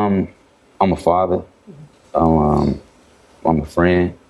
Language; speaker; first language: English; native; English